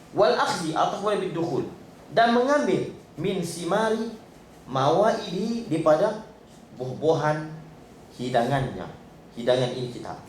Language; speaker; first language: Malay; native; Malay